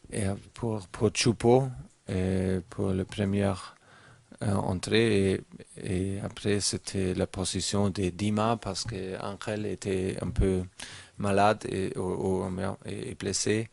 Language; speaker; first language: French; non-native, learner; German